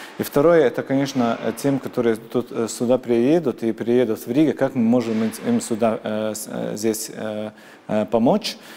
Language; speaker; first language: Russian; non-native, local second language; Latvian